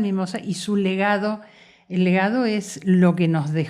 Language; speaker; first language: Spanish; native; Spanish